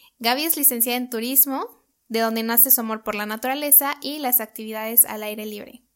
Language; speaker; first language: Spanish; native; Spanish